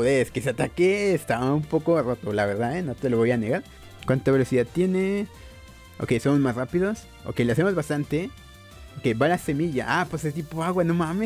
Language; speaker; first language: Spanish; native; Spanish